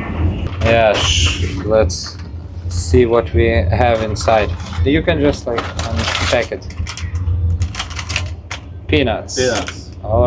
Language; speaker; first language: English; non-native, fluent; Lithuanian